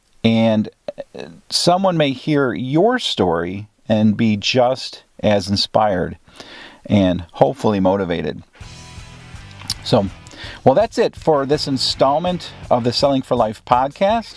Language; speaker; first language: English; native; English